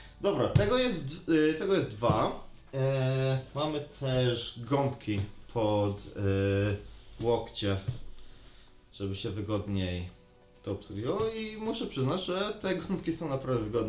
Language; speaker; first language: Polish; native; Polish